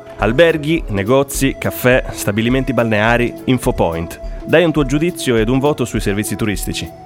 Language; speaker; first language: Italian; native; Italian